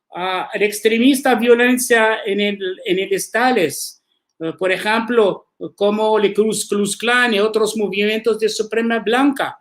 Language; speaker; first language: Spanish; non-native, learner; Arabic